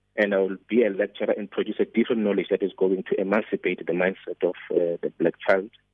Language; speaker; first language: English; non-native, local second language; Xhosa